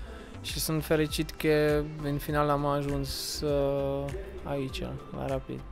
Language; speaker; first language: Romanian; non-native, learner; Slovak